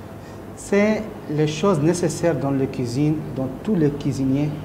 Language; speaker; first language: French; non-native, learner; Arabic